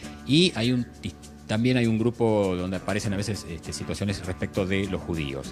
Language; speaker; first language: Spanish; native; Spanish